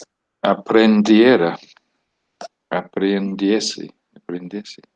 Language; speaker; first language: Spanish; non-native, learner; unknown